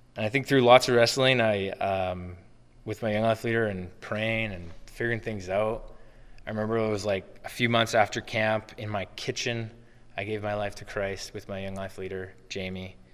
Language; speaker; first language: English; native; English